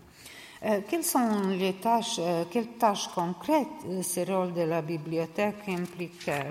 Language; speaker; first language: French; non-native, learner; Serbian